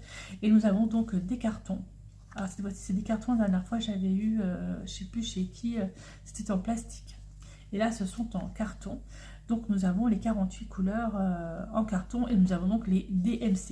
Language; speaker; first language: French; native; French